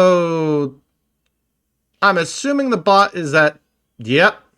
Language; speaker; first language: English; native; English